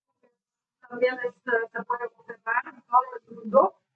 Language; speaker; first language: Spanish; non-native, learner; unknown